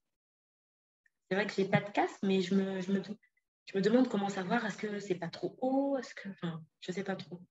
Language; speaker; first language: French; native; French